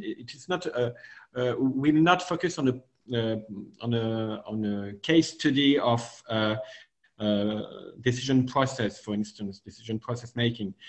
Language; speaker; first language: English; non-native, fluent; French